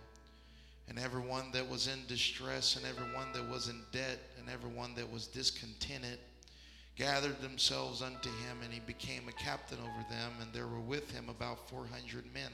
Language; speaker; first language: English; native; English